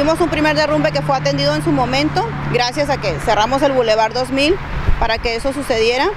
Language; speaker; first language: Spanish; native; Spanish